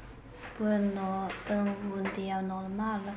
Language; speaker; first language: Spanish; non-native, learner; Chinese